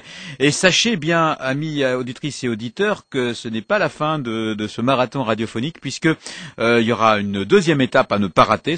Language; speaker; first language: French; native; French